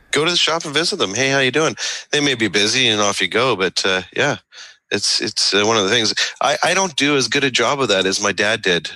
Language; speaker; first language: English; native; English